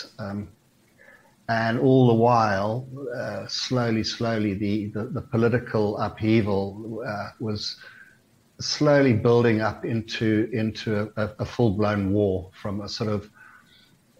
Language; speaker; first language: English; native; English